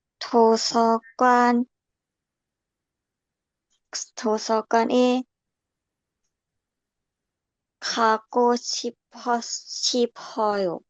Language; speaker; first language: Korean; non-native, learner; Thai